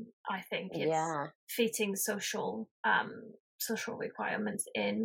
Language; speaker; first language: English; non-native, fluent; French